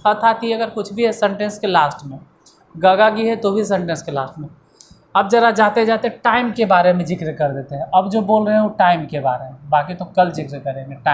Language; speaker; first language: Hindi; native; Hindi